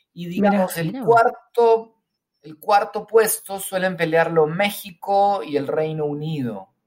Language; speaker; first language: Spanish; native; Spanish